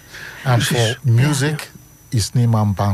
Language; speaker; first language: Dutch; non-native, learner; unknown